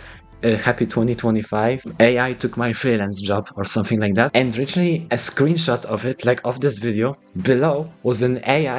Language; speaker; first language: English; non-native, fluent; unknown